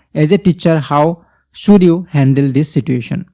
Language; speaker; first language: English; non-native, local second language; Assamese